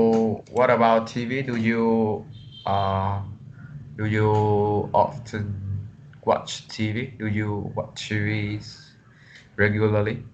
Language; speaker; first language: English; non-native, learner; Vietnamese